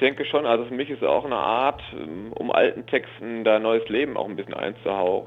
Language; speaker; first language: German; native; German